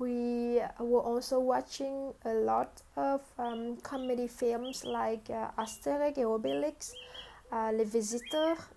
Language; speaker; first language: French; non-native, fluent; Vietnamese